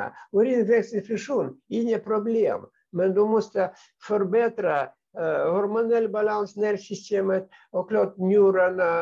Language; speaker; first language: Swedish; non-native, fluent; Russian